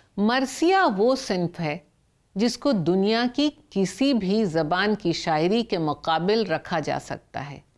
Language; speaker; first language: Urdu; native; Urdu